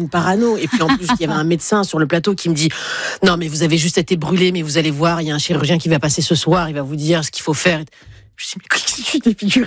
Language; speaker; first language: French; native; French